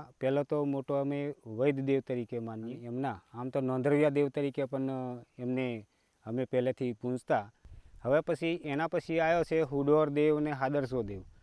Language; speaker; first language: Gujarati; non-native, local second language; Rathawi